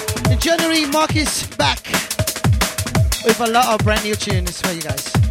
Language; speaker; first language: English; non-native, fluent; Portuguese